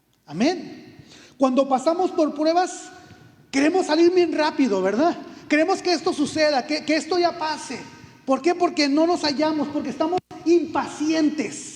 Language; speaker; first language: Spanish; native; Spanish